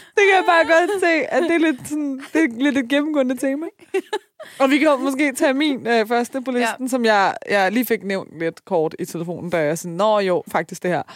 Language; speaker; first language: Danish; early bilingual, other home language; Persian